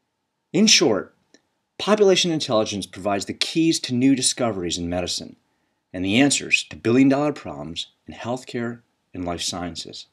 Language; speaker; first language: English; native; English